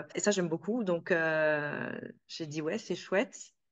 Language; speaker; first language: French; native; French